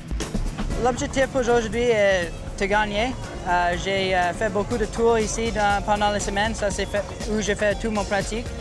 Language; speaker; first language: French; non-native, learner; English